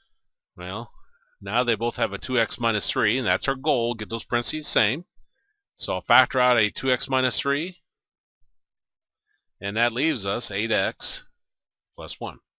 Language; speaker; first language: English; native; English